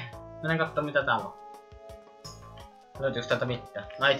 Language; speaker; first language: Finnish; native; Finnish